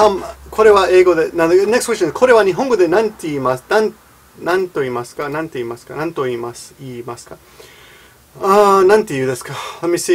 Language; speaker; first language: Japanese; non-native, fluent; English